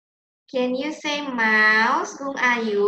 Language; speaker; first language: English; non-native, learner; Indonesian